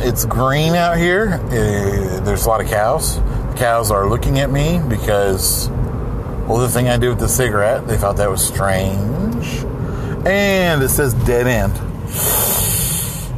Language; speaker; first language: English; native; English